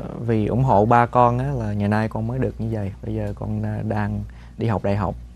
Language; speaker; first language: Vietnamese; early bilingual, heritage; Vietnamese